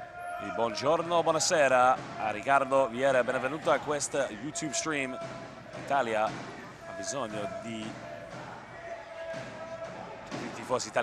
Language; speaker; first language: Italian; non-native, learner; English